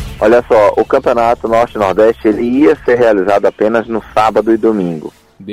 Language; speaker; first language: Portuguese; native; Portuguese